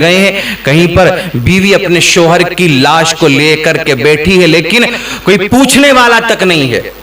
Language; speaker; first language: Urdu; native; Urdu